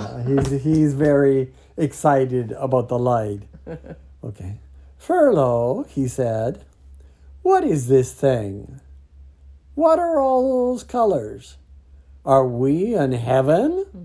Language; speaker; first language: English; native; English